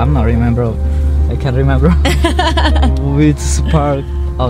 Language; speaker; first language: English; non-native, learner; Javanese